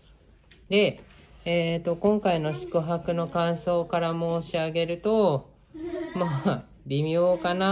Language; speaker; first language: Japanese; native; Japanese